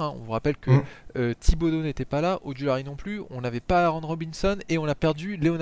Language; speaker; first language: French; native; French